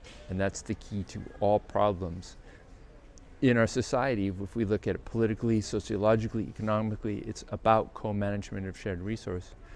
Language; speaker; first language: English; native; English